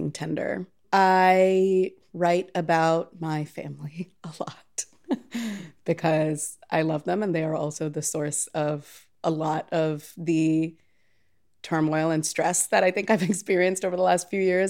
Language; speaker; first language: English; non-native, local second language; Telugu